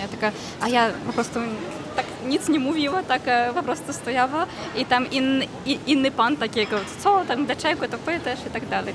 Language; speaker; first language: Polish; non-native, fluent; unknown